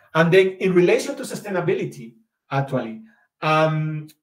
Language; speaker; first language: English; non-native, fluent; Spanish